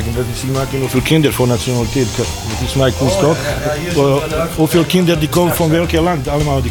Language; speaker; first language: Dutch; non-native, learner; Bosnian